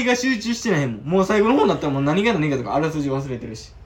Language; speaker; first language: Japanese; native; Japanese